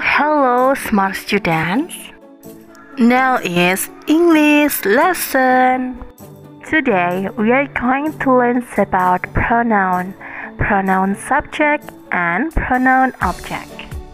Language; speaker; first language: English; non-native, learner; Indonesian